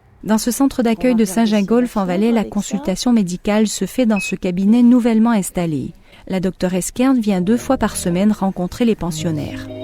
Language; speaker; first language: French; native; French